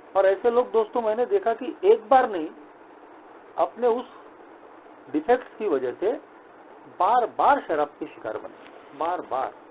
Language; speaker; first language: Hindi; non-native, local second language; Marathi